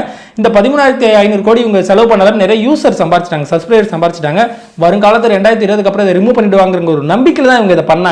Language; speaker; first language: Tamil; native; Tamil